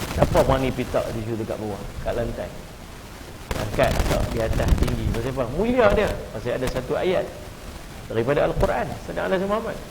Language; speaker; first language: Malay; native; Malay